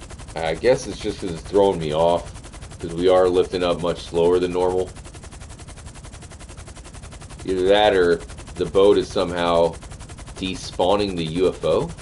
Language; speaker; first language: English; native; English